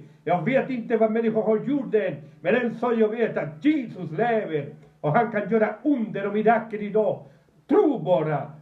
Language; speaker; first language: Swedish; non-native, fluent; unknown